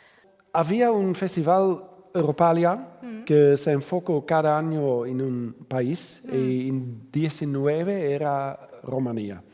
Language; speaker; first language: Spanish; non-native, fluent; Dutch